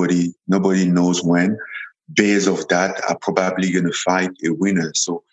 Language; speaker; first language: English; non-native, local second language; French